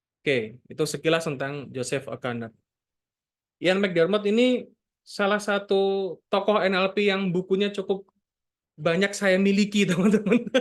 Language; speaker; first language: Indonesian; native; Indonesian